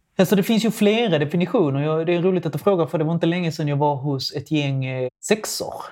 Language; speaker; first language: Swedish; non-native, fluent; Spanish